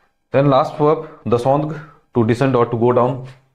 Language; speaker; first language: English; non-native, local second language; Hindi